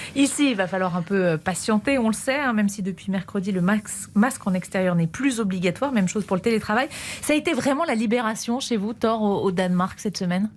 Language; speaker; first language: French; native; French